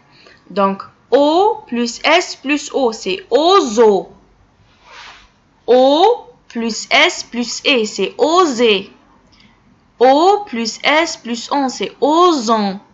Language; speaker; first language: French; non-native, local second language; Arabic